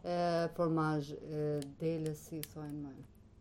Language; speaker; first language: French; non-native, learner; Albanian